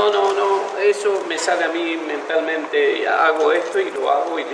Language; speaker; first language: Spanish; native; Spanish